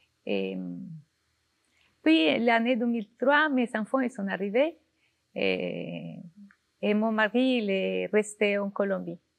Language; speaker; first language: French; non-native, fluent; Spanish